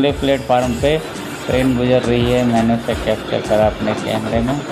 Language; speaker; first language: Hindi; native; Hindi